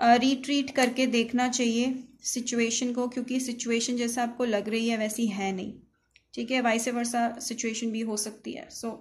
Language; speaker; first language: Hindi; native; Hindi